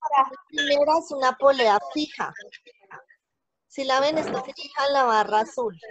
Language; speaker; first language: Spanish; native; Spanish